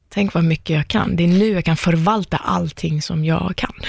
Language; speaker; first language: Swedish; early bilingual, other home language; Persian